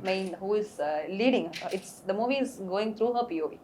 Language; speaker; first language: English; non-native, local second language; Malayalam